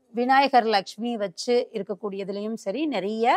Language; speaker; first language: Tamil; native; Tamil